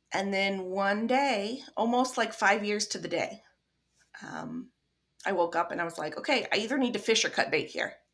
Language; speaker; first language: English; native; English